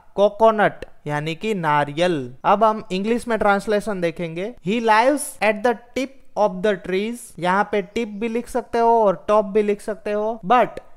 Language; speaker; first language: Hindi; non-native, local second language; Gujarati